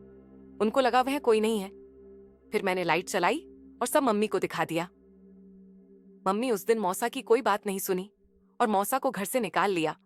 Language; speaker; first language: Hindi; native; Hindi